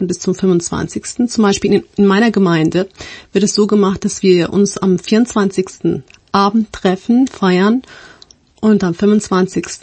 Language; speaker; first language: German; non-native, fluent; Turkish